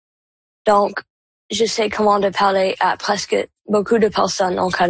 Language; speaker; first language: French; non-native, local second language; English